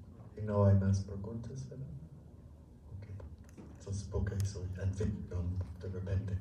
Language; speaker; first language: Spanish; non-native, fluent; English